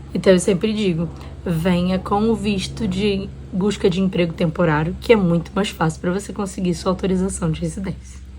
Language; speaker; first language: Portuguese; native; Portuguese